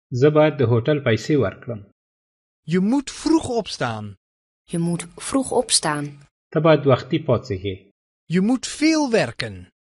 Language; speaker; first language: Dutch; non-native, fluent; Pashto